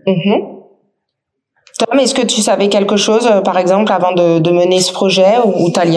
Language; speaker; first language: French; native; French